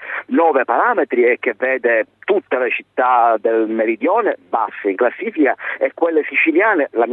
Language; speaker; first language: Italian; native; Italian